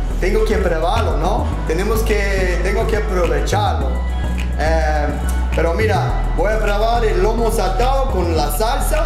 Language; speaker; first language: Spanish; non-native, learner; English